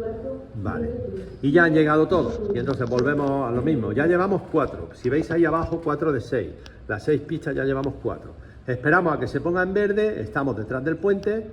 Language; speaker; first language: Spanish; native; Spanish